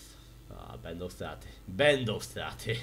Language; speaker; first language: Polish; native; Polish